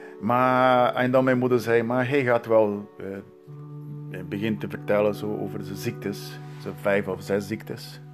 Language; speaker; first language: Dutch; non-native, learner; Portuguese